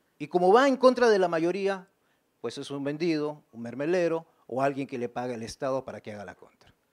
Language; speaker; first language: Spanish; native; Spanish